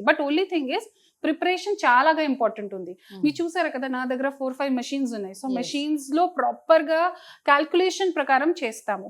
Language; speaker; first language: Telugu; non-native, fluent; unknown